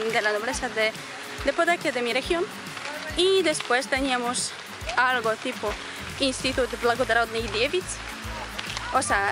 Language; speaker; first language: Spanish; non-native, fluent; Polish